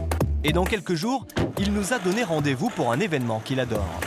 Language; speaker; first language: French; native; French